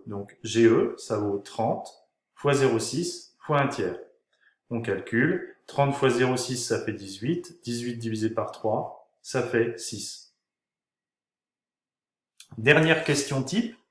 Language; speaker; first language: French; native; French